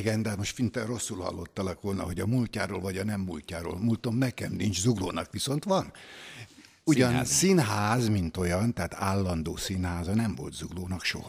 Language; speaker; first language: Hungarian; native; Hungarian